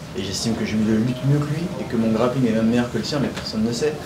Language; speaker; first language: French; native; French